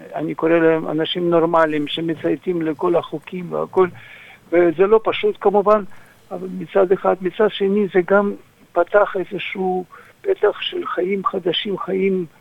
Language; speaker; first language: Hebrew; non-native, fluent; Russian